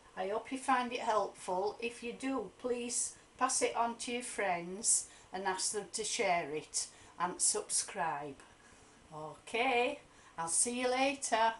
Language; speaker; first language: English; native; English